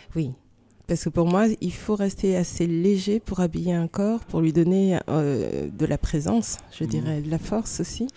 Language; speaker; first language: French; native; French